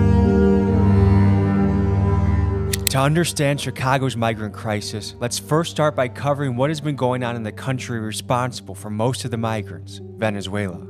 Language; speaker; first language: English; native; English